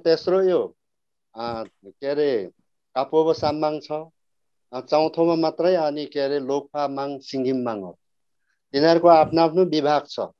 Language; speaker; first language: Nepali; non-native, local second language; Limbu